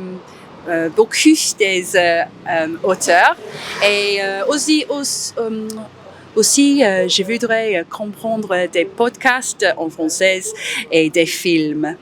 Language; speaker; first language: French; non-native, learner; English